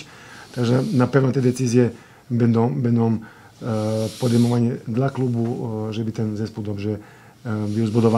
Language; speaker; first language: Polish; non-native, fluent; Serbian